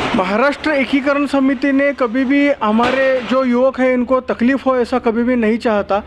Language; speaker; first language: Hindi; non-native, local second language; Marathi